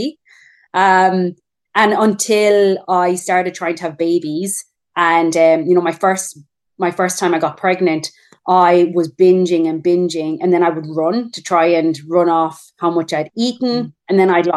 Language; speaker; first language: English; native; English